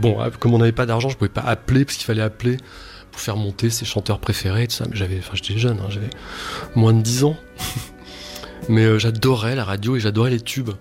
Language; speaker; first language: French; native; French